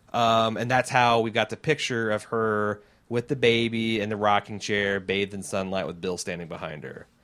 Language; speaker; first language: English; native; English